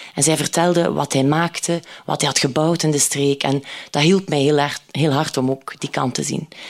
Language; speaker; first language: Dutch; native; Dutch